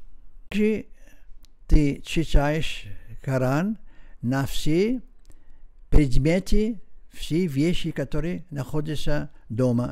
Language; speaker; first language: Russian; non-native, learner; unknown